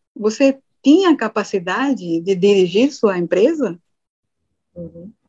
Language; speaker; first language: Portuguese; non-native, fluent; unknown